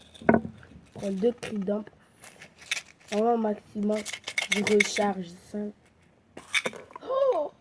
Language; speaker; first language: French; native; French